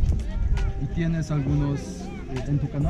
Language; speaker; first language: Spanish; non-native, fluent; Polish